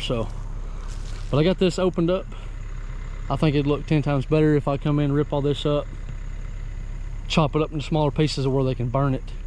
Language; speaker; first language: English; native; English